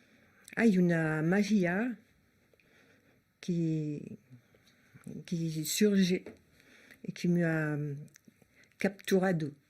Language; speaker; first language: Spanish; non-native, fluent; French